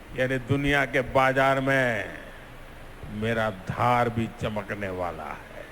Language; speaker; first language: Hindi; native; Hindi